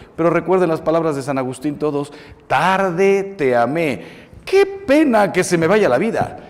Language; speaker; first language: Spanish; native; Spanish